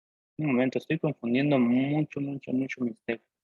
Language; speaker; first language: Spanish; native; Spanish